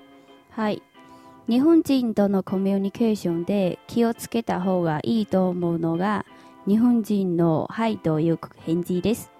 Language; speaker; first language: Japanese; non-native, fluent; Chinese